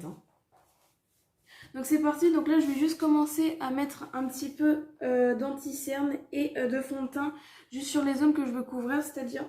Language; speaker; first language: French; native; French